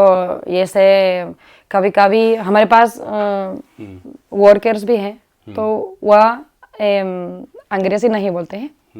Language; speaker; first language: Hindi; non-native, learner; Spanish